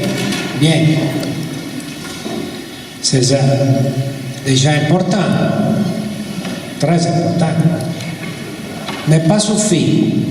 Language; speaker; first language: French; non-native, learner; Italian